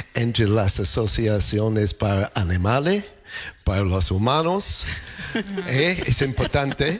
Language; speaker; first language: Spanish; non-native, learner; English